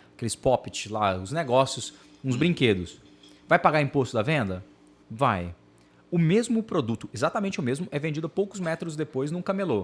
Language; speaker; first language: Portuguese; native; Portuguese